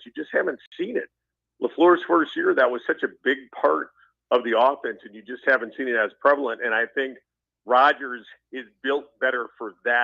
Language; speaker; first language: English; native; English